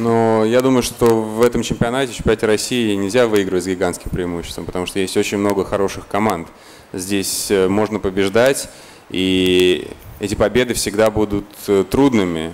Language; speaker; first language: Russian; native; Russian